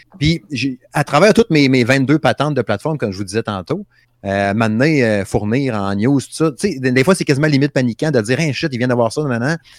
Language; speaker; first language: French; native; French